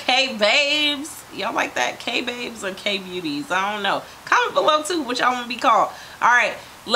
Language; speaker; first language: English; native; English